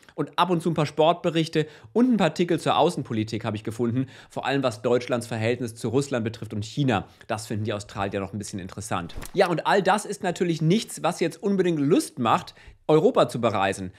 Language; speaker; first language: German; native; German